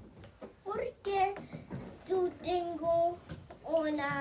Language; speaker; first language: Spanish; non-native, learner; English